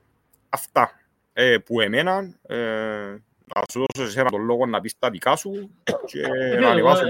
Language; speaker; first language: Greek; native; Greek